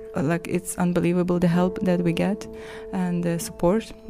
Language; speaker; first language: English; non-native, fluent; Ukrainian